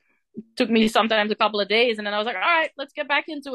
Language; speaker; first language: English; non-native, fluent; Dutch